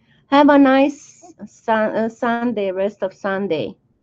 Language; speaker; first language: English; non-native, fluent; Romanian